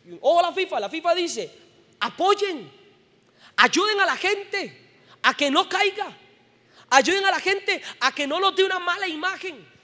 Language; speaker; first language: Spanish; native; Spanish